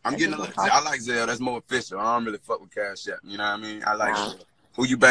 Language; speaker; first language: English; native; English